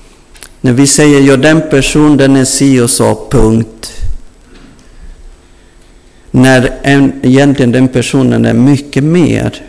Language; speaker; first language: Swedish; non-native, fluent; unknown